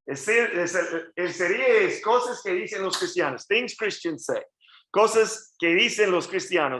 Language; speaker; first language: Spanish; non-native, learner; English